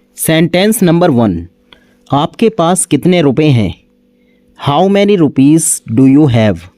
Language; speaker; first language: Hindi; native; Hindi